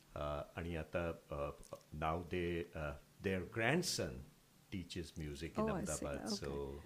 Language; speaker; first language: English; non-native, local second language; Marathi